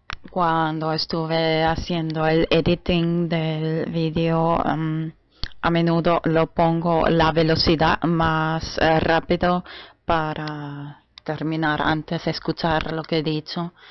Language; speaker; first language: Spanish; non-native, fluent; German